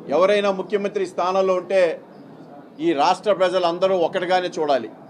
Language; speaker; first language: Telugu; native; Telugu